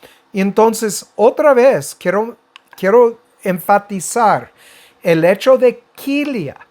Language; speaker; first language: Spanish; non-native, fluent; English